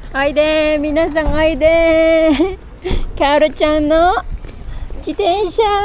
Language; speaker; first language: Japanese; non-native, fluent; Filipino